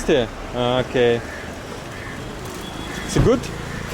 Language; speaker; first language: English; non-native, learner; Russian